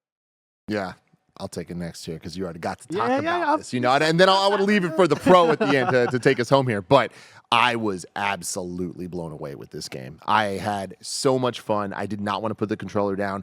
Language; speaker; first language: English; native; English